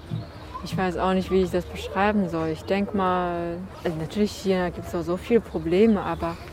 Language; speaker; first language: German; non-native, fluent; Chinese